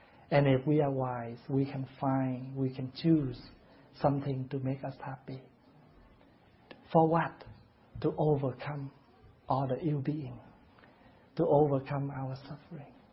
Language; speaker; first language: English; non-native, fluent; Vietnamese